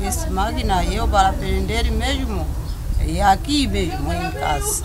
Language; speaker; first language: Portuguese; non-native, learner; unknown